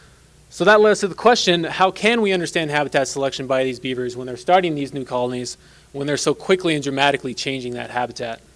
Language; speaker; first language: English; native; English